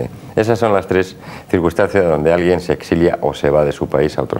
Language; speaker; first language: Spanish; native; Spanish